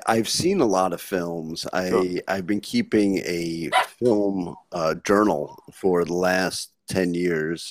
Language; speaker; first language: English; native; English